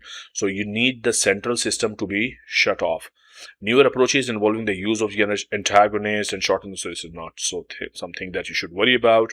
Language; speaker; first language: English; non-native, local second language; Urdu